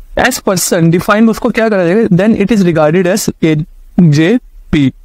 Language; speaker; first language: Hindi; native; Hindi